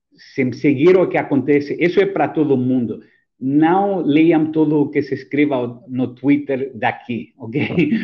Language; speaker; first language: Portuguese; non-native, fluent; Greek